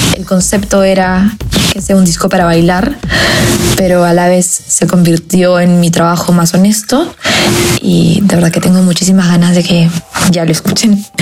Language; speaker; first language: Spanish; native; Spanish